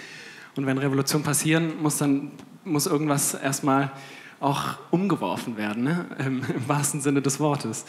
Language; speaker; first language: German; native; German